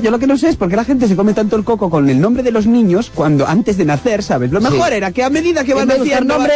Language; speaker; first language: Spanish; native; Spanish